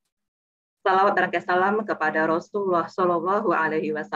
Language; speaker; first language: Indonesian; native; Indonesian